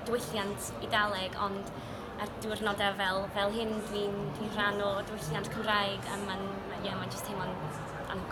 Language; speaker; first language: Welsh; non-native, local second language; English